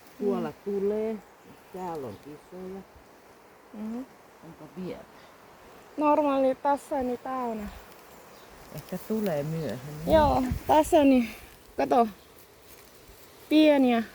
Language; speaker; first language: Finnish; non-native, learner; Thai